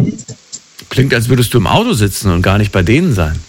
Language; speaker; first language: German; native; German